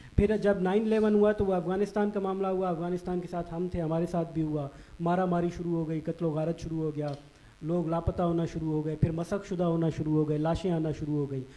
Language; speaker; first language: Urdu; non-native, local second language; Baluchi